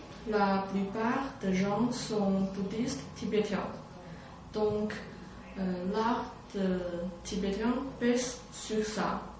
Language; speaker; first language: French; non-native, learner; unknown